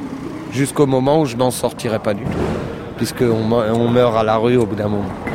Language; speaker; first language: French; native; French